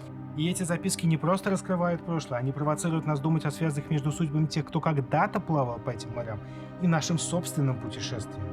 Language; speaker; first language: Russian; native; Russian